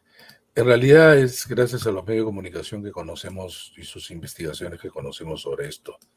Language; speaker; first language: Spanish; native; Spanish